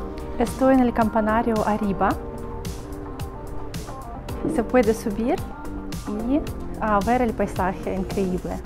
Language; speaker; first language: Spanish; non-native, fluent; Russian